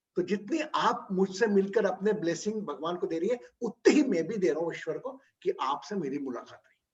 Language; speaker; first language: Hindi; native; Hindi